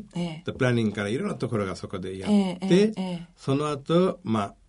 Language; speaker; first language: Japanese; non-native, fluent; Bangla